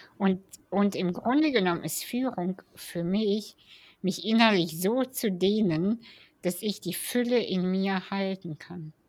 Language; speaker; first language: German; early bilingual, other home language; Russian